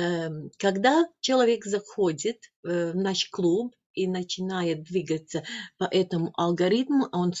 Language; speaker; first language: Russian; non-native, fluent; Latvian